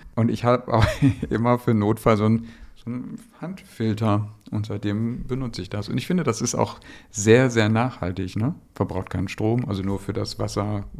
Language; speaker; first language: German; native; German